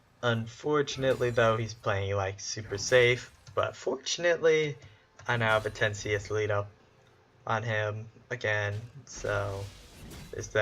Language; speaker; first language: English; native; English